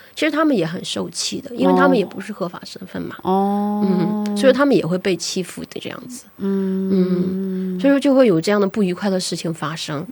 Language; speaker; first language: Chinese; native; Chinese